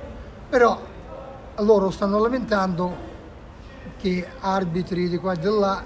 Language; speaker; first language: Italian; non-native, learner; Russian